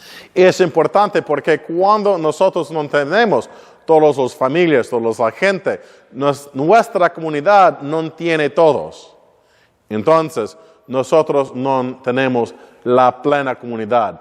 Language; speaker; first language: Spanish; non-native, learner; English